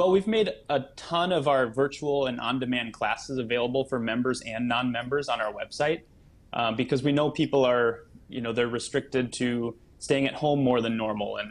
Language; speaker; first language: English; native; English